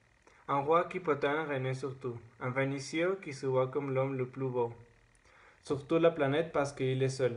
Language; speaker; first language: French; non-native, learner; Spanish